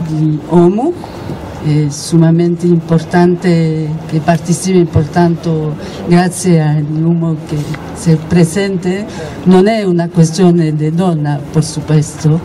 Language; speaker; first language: Italian; non-native, learner; Spanish